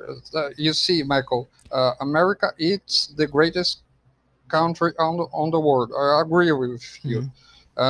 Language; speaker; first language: English; non-native, fluent; Portuguese